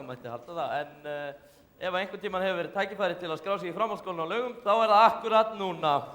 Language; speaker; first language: Icelandic; native; Icelandic